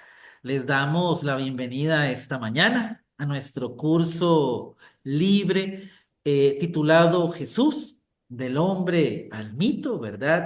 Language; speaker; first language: Spanish; native; Spanish